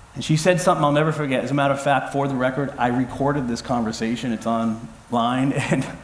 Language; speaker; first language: English; native; English